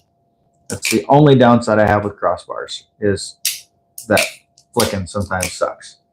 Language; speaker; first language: English; native; English